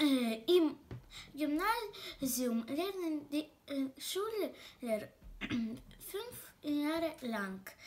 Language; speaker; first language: German; non-native, learner; Ukrainian